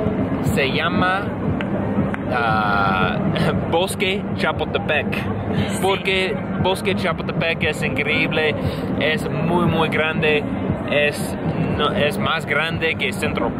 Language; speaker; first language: Spanish; non-native, learner; English